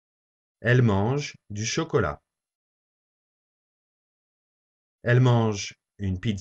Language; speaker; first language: French; non-native, fluent; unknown